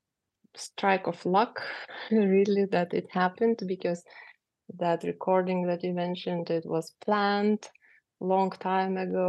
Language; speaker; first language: English; non-native, fluent; Lithuanian